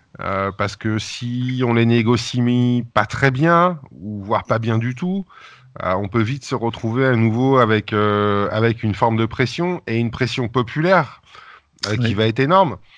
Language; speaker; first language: French; native; French